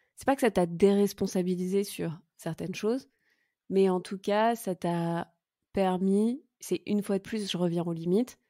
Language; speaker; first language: French; native; French